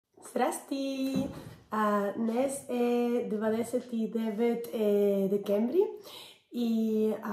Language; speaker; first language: Bulgarian; non-native, learner; English